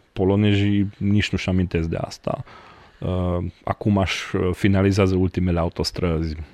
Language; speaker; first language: Romanian; non-native, local second language; Hungarian